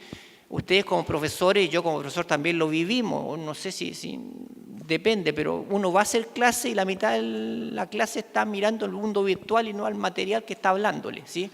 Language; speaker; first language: Spanish; native; Spanish